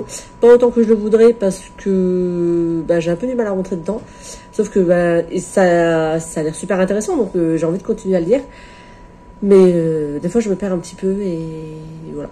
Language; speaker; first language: French; native; French